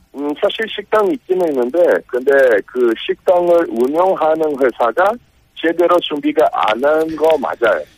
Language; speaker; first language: Korean; non-native, fluent; Portuguese